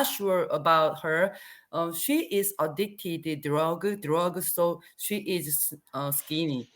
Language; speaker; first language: English; non-native, learner; Korean